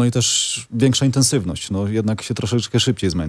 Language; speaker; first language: Polish; native; Polish